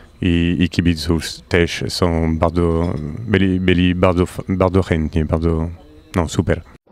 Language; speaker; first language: Polish; non-native, learner; French